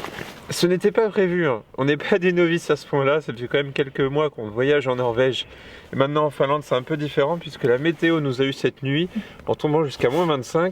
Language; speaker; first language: French; native; French